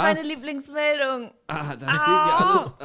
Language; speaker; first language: German; native; German